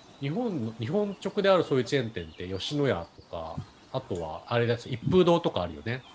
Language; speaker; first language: Japanese; native; Japanese